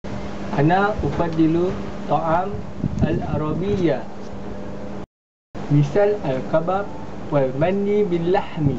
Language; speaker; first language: Arabic; non-native, learner; Malay